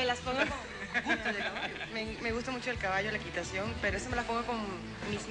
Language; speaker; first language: Spanish; native; Spanish